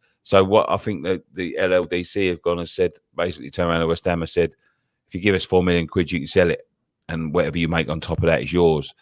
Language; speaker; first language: English; native; English